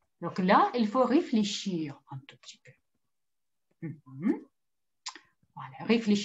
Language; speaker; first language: French; non-native, fluent; Russian